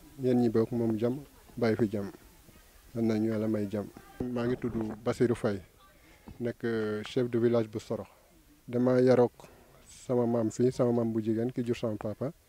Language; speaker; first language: Wolof; non-native, local second language; Serer